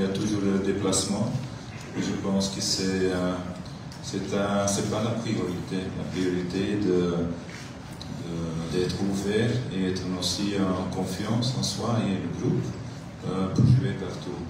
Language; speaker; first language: French; non-native, local second language; Dutch